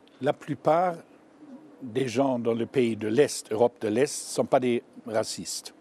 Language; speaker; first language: French; non-native, fluent; German